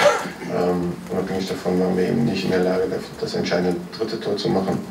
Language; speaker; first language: German; native; German